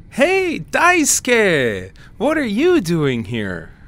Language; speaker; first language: English; native; English